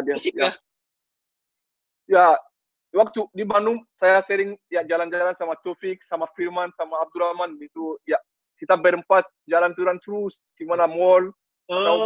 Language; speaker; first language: Indonesian; non-native, learner; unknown